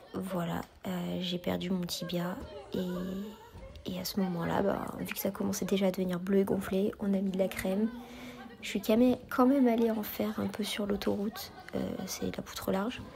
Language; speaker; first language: French; native; French